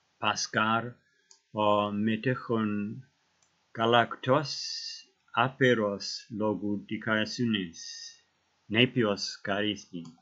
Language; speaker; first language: Greek; non-native, learner; English